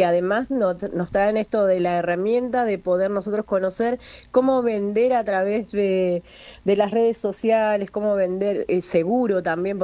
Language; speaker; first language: Spanish; native; Spanish